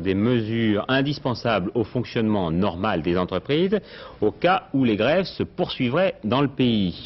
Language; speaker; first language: French; native; French